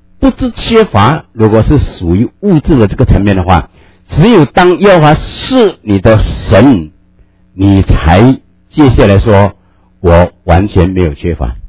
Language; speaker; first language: Chinese; native; Chinese